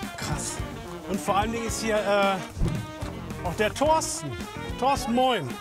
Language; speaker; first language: German; native; German